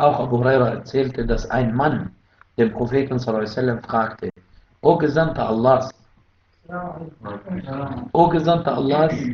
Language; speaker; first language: German; non-native, fluent; Arabic